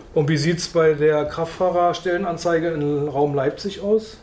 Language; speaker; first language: German; native; German